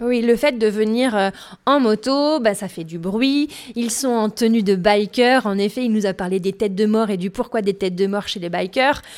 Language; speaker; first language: French; native; French